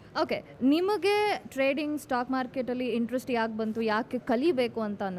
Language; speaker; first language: Kannada; native; Kannada